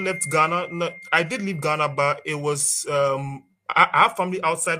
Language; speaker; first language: English; non-native, local second language; Akan